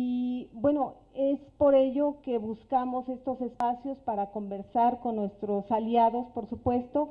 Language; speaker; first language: Spanish; native; Spanish